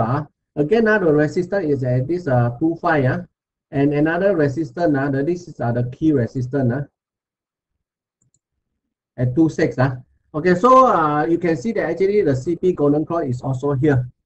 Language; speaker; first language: English; non-native, local second language; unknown